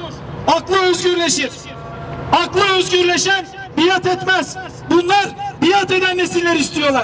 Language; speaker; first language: Turkish; native; Turkish